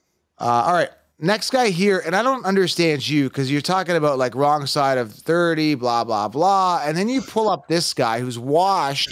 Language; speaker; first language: English; native; English